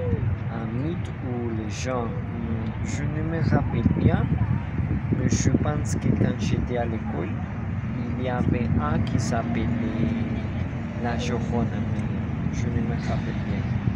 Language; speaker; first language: French; non-native, learner; Spanish